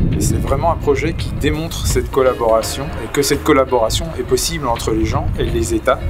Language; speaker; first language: French; native; French